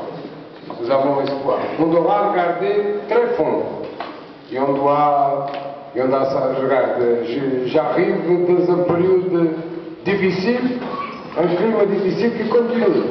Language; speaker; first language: French; non-native, learner; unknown